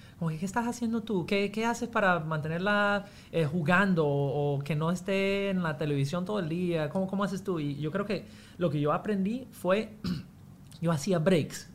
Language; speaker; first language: Spanish; non-native, fluent; English